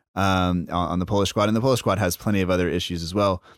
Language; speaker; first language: English; native; English